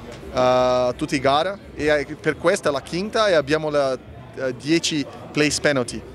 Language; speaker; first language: Italian; non-native, learner; Portuguese